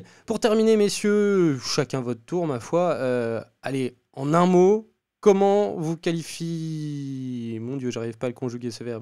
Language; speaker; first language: French; native; French